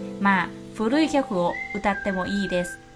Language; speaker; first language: Japanese; non-native, fluent; Thai